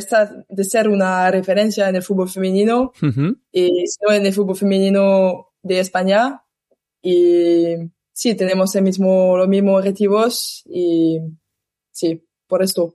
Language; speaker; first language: Spanish; non-native, learner; French